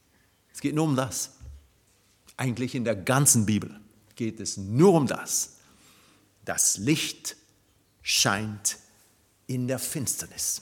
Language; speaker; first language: German; non-native, fluent; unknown